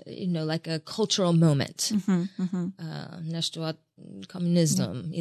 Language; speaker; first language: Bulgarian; non-native, learner; English